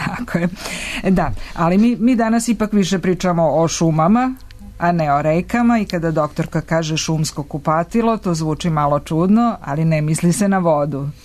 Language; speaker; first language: Serbian; native; Serbian